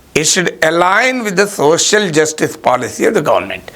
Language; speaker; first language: English; non-native, local second language; Telugu